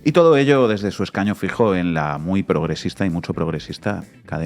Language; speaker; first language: Spanish; native; Spanish